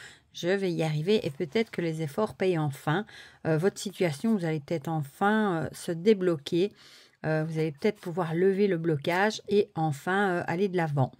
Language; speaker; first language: French; native; French